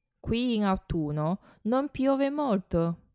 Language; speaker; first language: Italian; non-native, fluent; Chinese